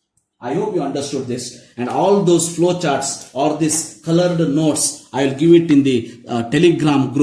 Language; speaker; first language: English; non-native, local second language; Kannada